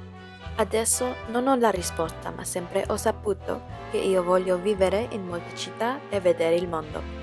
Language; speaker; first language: Italian; non-native, learner; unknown